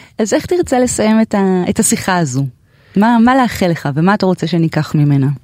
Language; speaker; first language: Hebrew; native; Hebrew